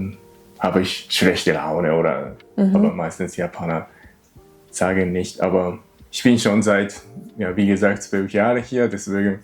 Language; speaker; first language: German; non-native, learner; Japanese